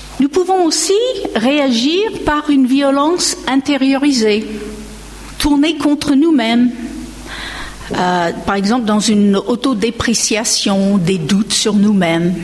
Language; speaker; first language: French; non-native, fluent; English